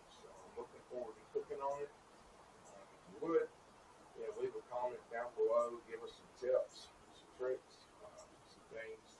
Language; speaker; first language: English; native; English